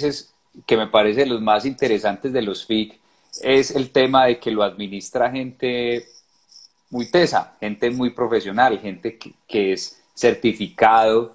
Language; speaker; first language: Spanish; native; Spanish